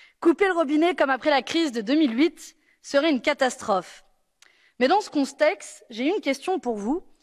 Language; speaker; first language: French; native; French